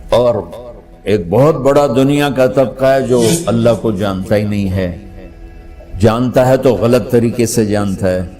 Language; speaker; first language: Urdu; non-native, local second language; Punjabi